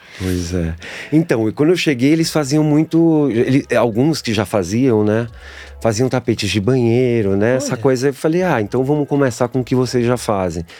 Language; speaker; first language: Portuguese; native; Portuguese